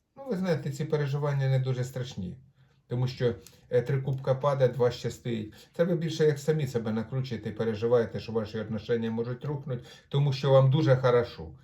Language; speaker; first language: Ukrainian; non-native, local second language; Russian